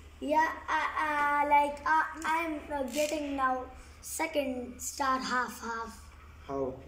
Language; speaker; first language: English; non-native, learner; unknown